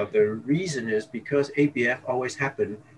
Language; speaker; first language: English; non-native, local second language; Cantonese